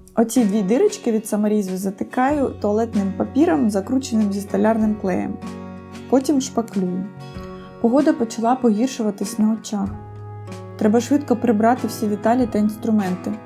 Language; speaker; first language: Ukrainian; non-native, local second language; Russian